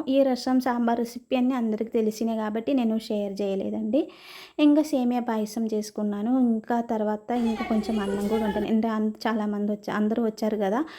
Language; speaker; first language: Telugu; non-native, fluent; Malayalam